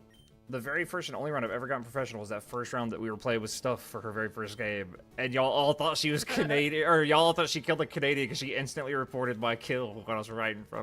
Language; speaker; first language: English; native; English